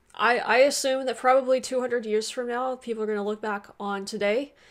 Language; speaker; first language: English; native; English